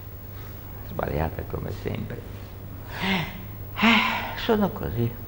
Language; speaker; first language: Italian; non-native, learner; Russian